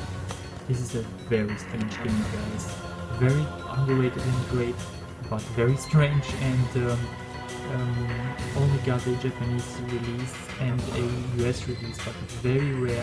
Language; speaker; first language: English; non-native, fluent; German